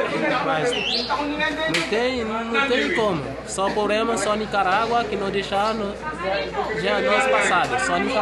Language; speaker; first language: Portuguese; non-native, learner; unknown